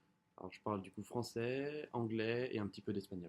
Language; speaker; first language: French; native; French